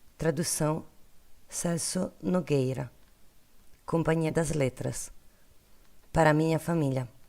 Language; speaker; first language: Portuguese; non-native, learner; Italian